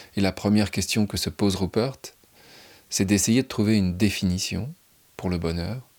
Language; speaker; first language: French; native; French